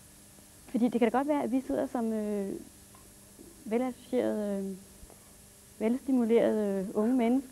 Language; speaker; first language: Danish; native; Danish